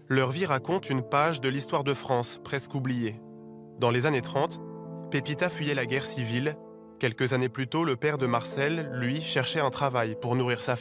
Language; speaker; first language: French; native; French